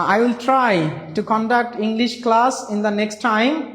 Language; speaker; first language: English; non-native, local second language; Bangla